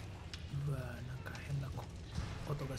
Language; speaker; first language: Japanese; non-native, fluent; Indonesian